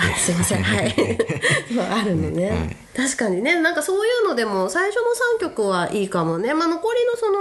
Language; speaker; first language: Japanese; native; Japanese